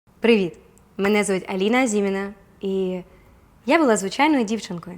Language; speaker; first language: Ukrainian; non-native, local second language; Russian